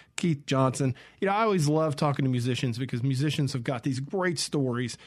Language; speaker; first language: English; native; English